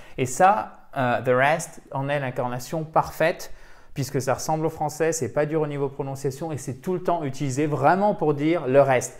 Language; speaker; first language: French; native; French